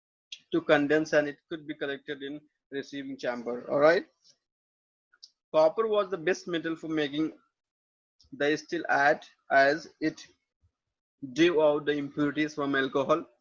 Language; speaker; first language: English; non-native, local second language; Hindi